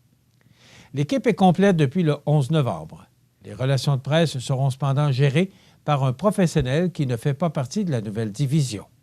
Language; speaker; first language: French; native; French